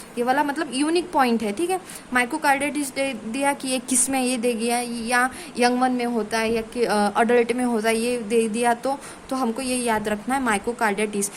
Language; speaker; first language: Hindi; non-native, local second language; Marathi